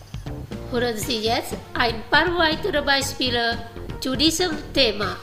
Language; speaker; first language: German; non-native, fluent; Indonesian